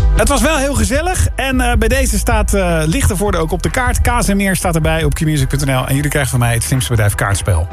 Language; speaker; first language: Dutch; native; Dutch